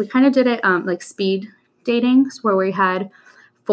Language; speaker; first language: English; native; English